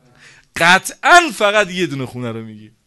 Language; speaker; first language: Persian; native; Persian